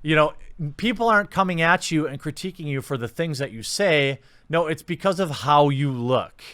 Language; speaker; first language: English; native; English